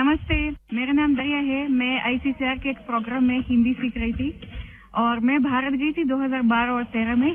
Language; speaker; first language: Hindi; non-native, fluent; Russian